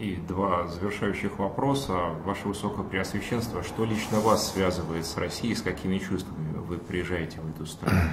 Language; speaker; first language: Russian; native; Russian